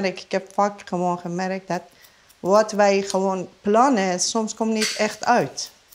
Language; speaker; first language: Dutch; non-native, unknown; Persian